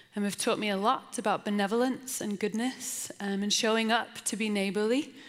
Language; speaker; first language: English; native; English